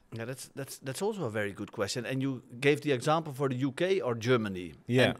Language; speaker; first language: English; non-native, fluent; Dutch